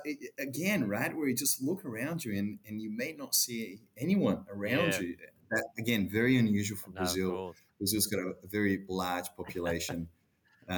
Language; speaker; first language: English; non-native, fluent; Portuguese